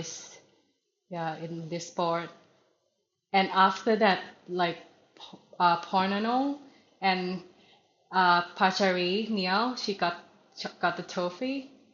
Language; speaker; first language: English; non-native, learner; Thai